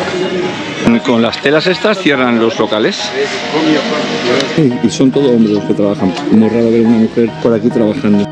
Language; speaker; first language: Spanish; native; Spanish